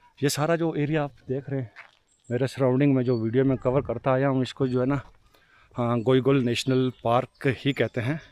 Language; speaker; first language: Urdu; non-native, local second language; Punjabi